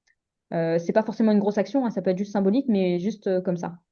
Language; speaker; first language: French; native; French